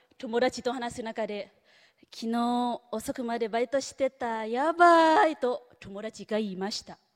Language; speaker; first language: Japanese; non-native, fluent; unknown